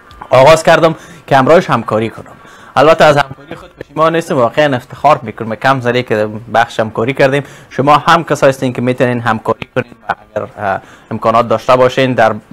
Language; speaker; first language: Persian; native; Persian